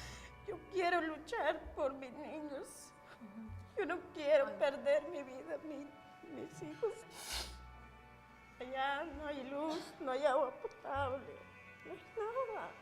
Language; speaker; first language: Spanish; non-native, local second language; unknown